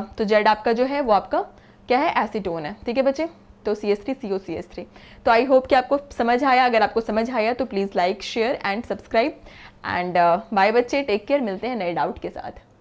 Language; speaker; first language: Hindi; native; Hindi